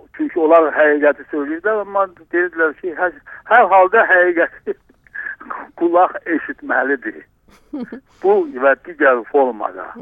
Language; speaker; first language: Azerbaijani; non-native, local second language; Russian